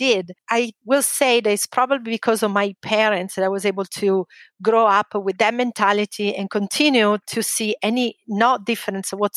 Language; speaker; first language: English; non-native, fluent; Italian